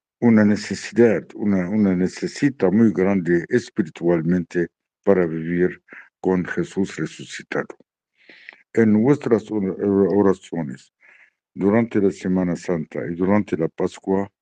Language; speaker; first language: Spanish; non-native, learner; Arabic